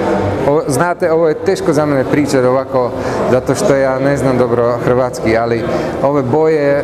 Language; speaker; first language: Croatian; non-native, learner; Slovak